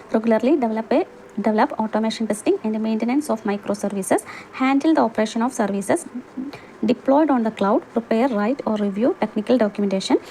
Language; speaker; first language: English; non-native, local second language; Malayalam